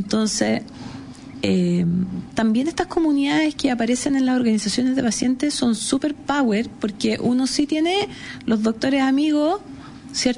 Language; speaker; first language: Spanish; native; Spanish